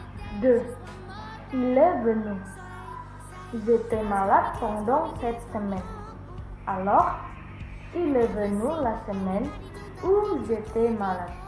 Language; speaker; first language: French; non-native, learner; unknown